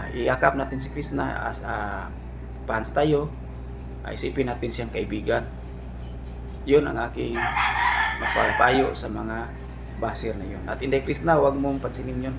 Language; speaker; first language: Filipino; non-native, local second language; Cebuano